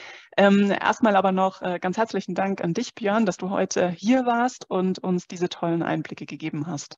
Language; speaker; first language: German; native; German